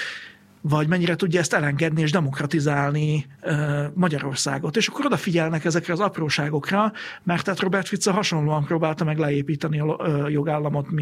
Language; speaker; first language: Hungarian; native; Hungarian